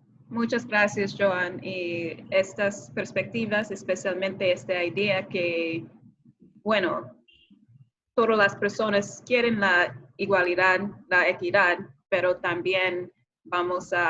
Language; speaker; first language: Spanish; non-native, fluent; English